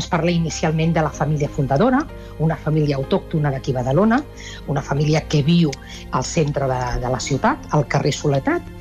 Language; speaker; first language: Catalan; native; Catalan